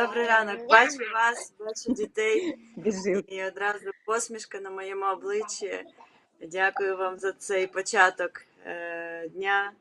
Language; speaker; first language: Ukrainian; non-native, local second language; Russian